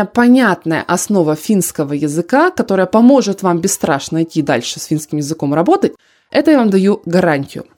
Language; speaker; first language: Russian; native; Russian